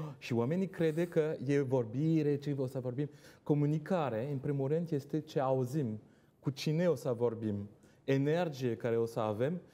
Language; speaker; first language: Romanian; non-native, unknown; French